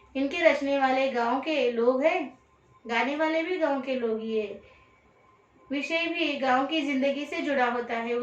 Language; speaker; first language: Hindi; non-native, local second language; Telugu